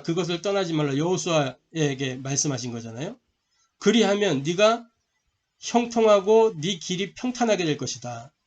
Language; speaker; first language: Korean; native; Korean